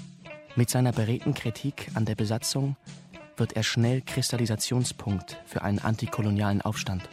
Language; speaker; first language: German; native; German